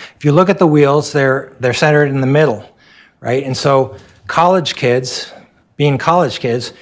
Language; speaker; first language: English; native; English